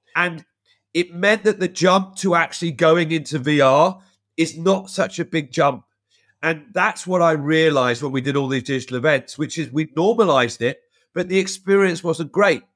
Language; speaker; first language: English; native; English